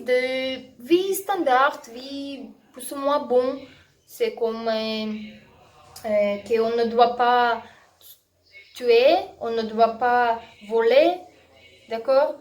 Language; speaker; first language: French; non-native, learner; Russian